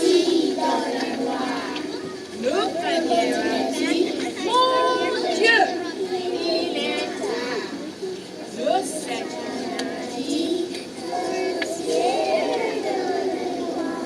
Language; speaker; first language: French; non-native, learner; English